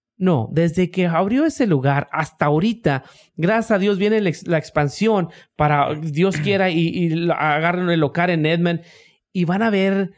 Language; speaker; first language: Spanish; native; Spanish